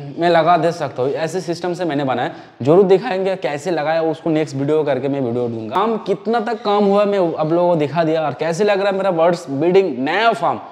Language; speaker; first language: Hindi; non-native, local second language; Bangla